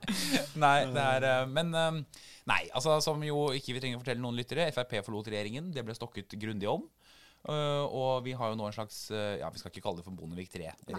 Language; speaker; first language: Norwegian; native; Norwegian